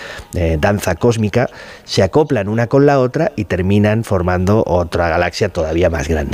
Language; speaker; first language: Spanish; native; Spanish